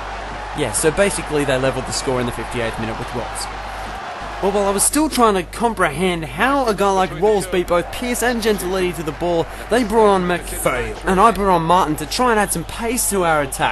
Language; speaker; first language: English; native; English